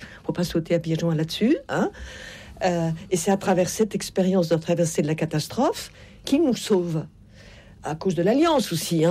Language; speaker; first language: French; native; French